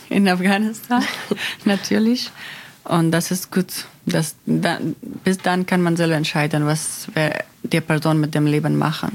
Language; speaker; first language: German; non-native, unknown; Persian